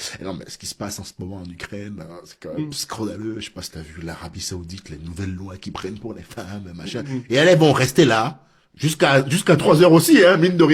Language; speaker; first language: French; native; French